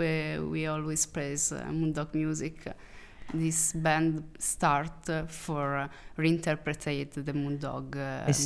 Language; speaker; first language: English; non-native, learner; Italian